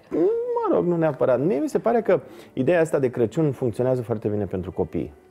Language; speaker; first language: Romanian; native; Romanian